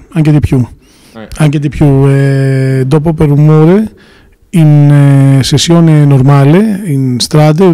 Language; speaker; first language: Italian; non-native, learner; Greek